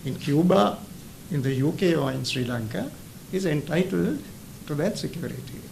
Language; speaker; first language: English; non-native, local second language; Sinhala